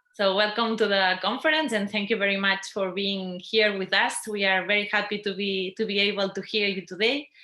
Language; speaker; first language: English; non-native, fluent; Catalan